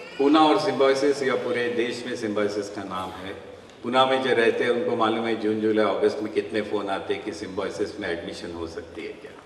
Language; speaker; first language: Hindi; non-native, local second language; Marathi